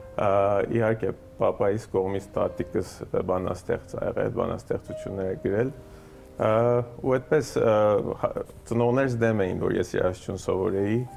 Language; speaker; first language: Armenian; early bilingual, heritage; Armenian